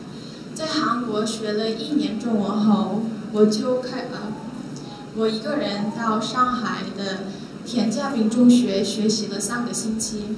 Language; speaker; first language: Chinese; non-native, learner; Korean